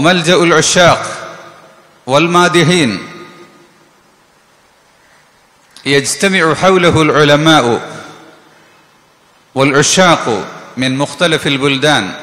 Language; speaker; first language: Arabic; non-native, fluent; Malayalam